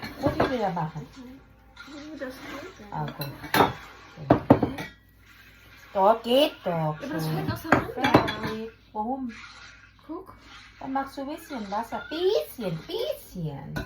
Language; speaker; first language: German; non-native, learner; Thai